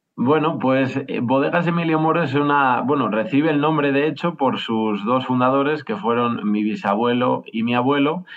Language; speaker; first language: Spanish; native; Spanish